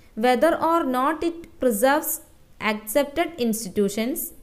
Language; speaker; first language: English; non-native, local second language; Malayalam